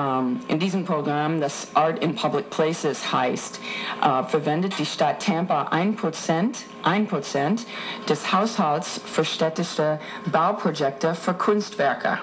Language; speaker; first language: German; non-native, fluent; English